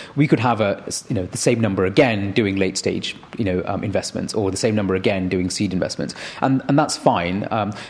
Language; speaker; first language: English; native; English